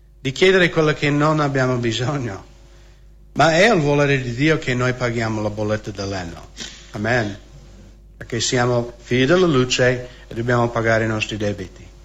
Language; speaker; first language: Italian; non-native, fluent; English